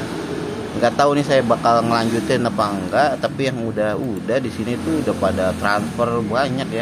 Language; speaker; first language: Indonesian; native; Indonesian